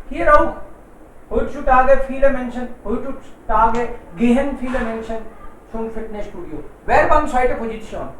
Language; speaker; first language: German; non-native, fluent; Hindi